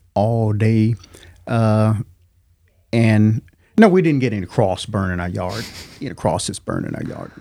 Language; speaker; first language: English; native; English